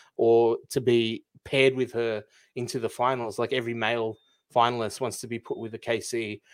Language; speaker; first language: English; early bilingual, other home language; Filipino